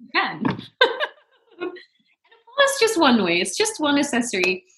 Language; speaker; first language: English; non-native, fluent; Dutch